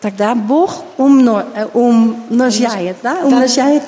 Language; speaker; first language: Russian; non-native, learner; Dutch